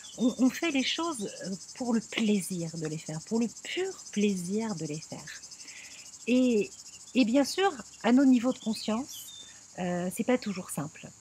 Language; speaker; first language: French; native; French